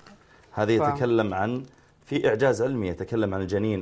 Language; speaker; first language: Arabic; native; Arabic